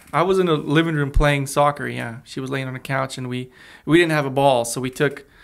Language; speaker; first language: English; early bilingual, other home language; Russian